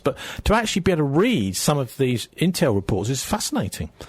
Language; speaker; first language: English; native; English